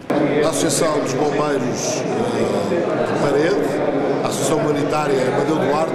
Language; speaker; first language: Portuguese; native; Portuguese